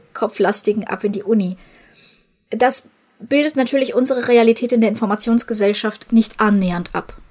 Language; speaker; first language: German; non-native, fluent; Ukrainian